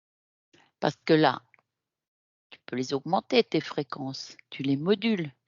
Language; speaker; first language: French; native; French